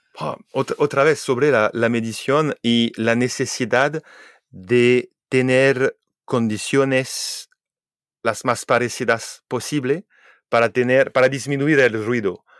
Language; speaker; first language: Spanish; non-native, fluent; French